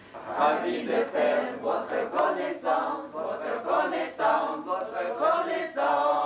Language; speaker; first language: French; non-native, learner; Russian